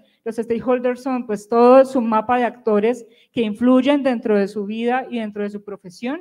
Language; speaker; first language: Spanish; native; Spanish